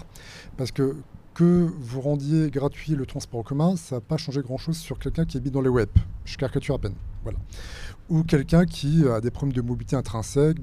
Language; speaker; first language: French; native; French